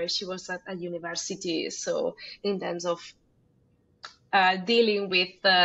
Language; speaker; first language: English; non-native, fluent; Spanish